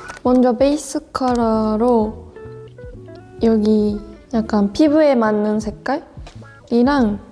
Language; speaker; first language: Korean; non-native, fluent; Japanese